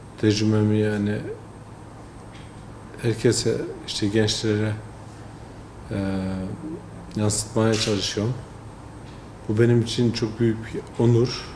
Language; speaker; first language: Turkish; early bilingual, heritage; French